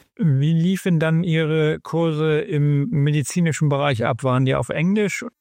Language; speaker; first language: German; native; German